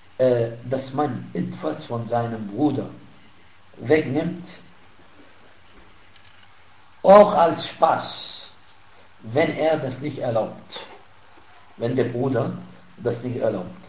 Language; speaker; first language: German; non-native, fluent; Arabic